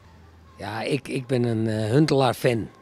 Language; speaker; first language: Dutch; native; Dutch